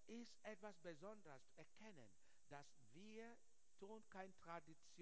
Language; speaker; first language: German; non-native, learner; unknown